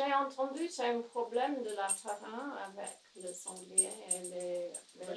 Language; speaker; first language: French; non-native, learner; English